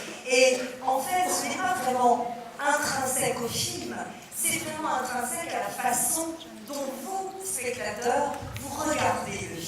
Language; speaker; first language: French; native; French